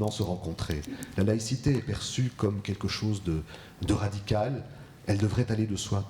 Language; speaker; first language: French; native; French